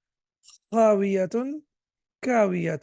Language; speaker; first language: Arabic; non-native, fluent; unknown